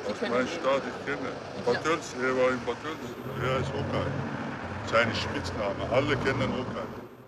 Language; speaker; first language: German; non-native, learner; Turkish